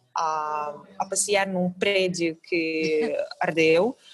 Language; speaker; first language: Portuguese; non-native, fluent; Kazakh